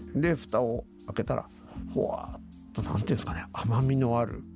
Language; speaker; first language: Japanese; native; Japanese